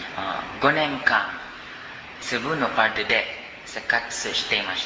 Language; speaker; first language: Japanese; non-native, learner; Cebuano